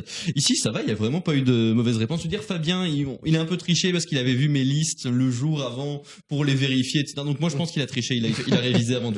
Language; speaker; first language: French; native; French